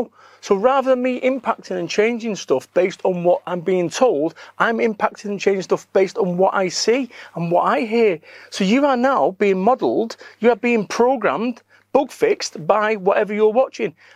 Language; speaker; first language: English; native; English